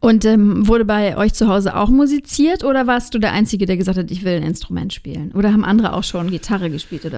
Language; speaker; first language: German; native; German